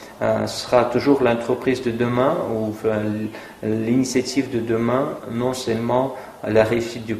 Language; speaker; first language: French; non-native, fluent; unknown